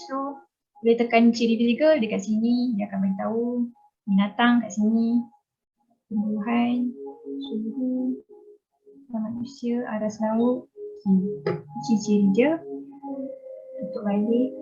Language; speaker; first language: Malay; native; Malay